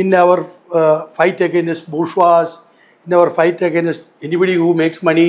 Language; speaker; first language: English; non-native, local second language; Malayalam